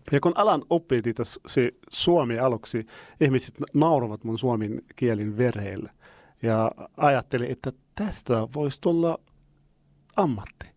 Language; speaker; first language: Finnish; non-native, fluent; Arabic